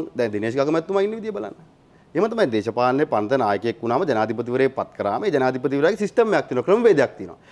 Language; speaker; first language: Sinhala; native; Sinhala